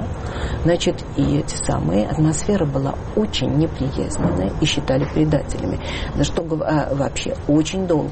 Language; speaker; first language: Russian; native; Russian